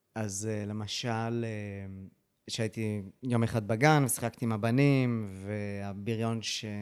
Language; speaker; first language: Hebrew; early bilingual, other home language; English